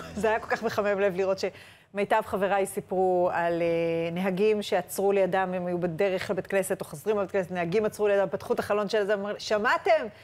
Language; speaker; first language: Hebrew; native; Hebrew